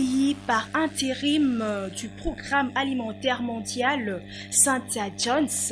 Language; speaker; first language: French; native; French